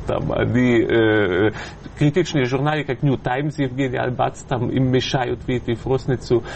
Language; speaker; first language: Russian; non-native, fluent; German